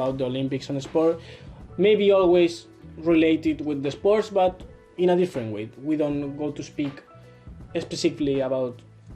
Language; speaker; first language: English; non-native, learner; Spanish